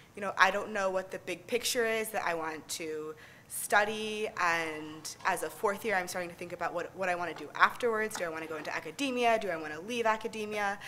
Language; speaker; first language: English; native; English